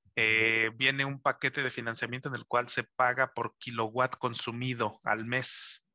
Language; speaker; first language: Spanish; native; Spanish